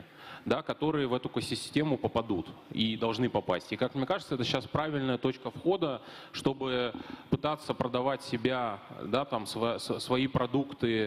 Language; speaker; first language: Russian; native; Russian